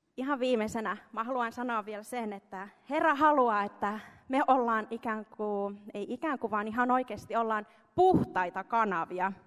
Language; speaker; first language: Finnish; early bilingual, heritage; Finnish